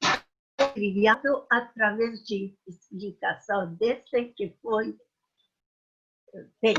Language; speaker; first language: Portuguese; non-native, fluent; Persian